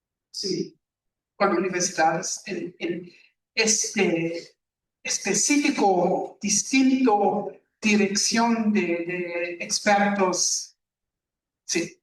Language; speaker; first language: Spanish; non-native, learner; German